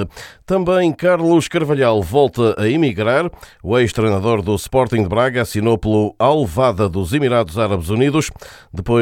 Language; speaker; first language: Portuguese; native; Portuguese